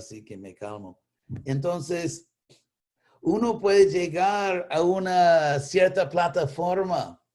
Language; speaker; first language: Spanish; non-native, fluent; English